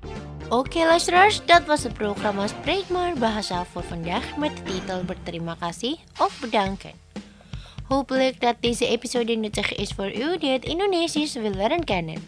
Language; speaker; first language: Dutch; non-native, learner; Indonesian